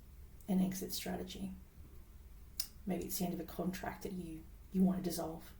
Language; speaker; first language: English; native; English